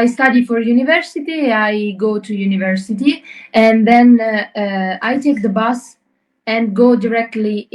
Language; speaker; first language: English; non-native, learner; Italian